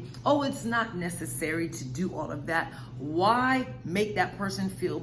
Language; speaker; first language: English; native; English